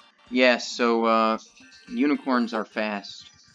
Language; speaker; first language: English; native; English